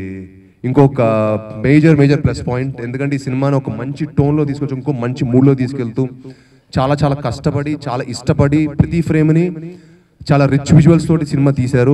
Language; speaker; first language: Telugu; native; Telugu